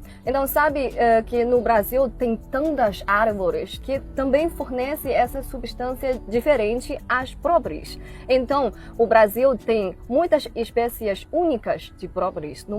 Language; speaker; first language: Portuguese; non-native, fluent; Chinese